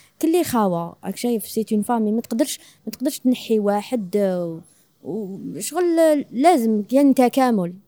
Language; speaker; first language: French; non-native, local second language; Arabic